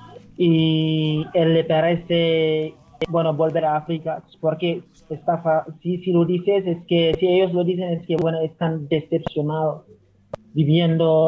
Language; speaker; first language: Spanish; non-native, learner; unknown